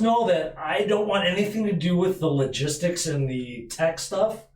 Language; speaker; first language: English; native; English